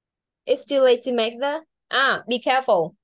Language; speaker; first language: English; non-native, learner; Vietnamese